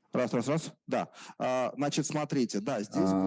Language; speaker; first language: Russian; native; Russian